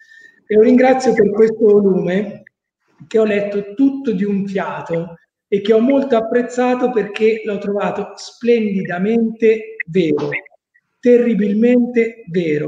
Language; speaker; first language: Italian; native; Italian